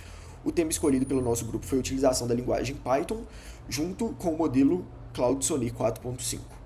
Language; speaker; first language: Portuguese; native; Portuguese